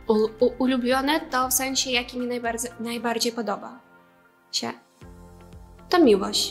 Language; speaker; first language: Polish; non-native, learner; Ukrainian